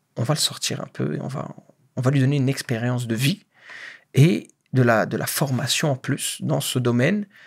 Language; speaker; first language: French; native; French